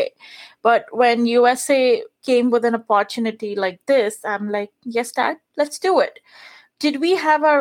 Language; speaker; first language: English; non-native, local second language; Punjabi